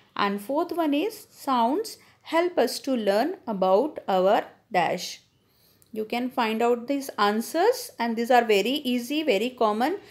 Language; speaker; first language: English; non-native, local second language; Hindi